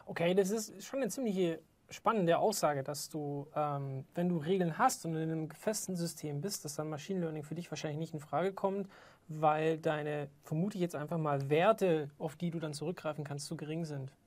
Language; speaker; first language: German; native; German